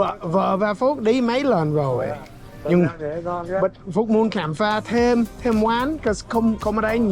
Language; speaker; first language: Vietnamese; non-native, learner; English